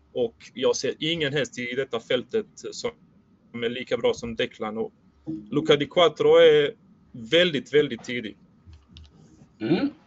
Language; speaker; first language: Swedish; early bilingual, other home language; Bosnian